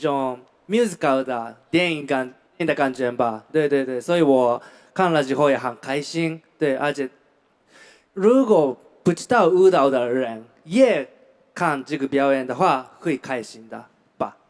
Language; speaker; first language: Chinese; non-native, learner; Japanese